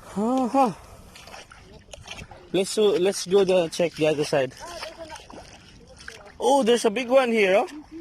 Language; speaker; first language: English; non-native, local second language; Filipino